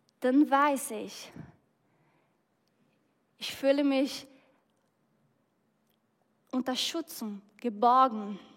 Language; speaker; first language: German; non-native, fluent; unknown